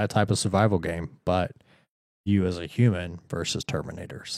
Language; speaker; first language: English; native; English